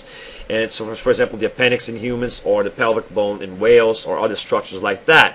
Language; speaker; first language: English; non-native, fluent; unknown